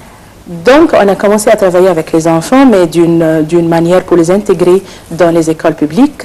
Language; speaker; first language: French; non-native, fluent; Arabic